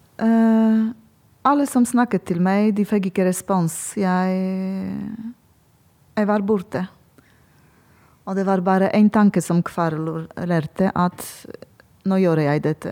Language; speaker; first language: Norwegian; non-native, learner; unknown